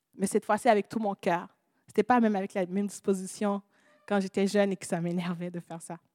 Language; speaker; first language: French; non-native, local second language; Haitian Creole